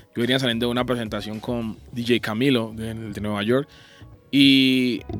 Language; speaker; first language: Spanish; native; Spanish